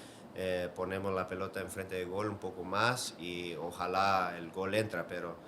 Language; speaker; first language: Spanish; early bilingual, heritage; English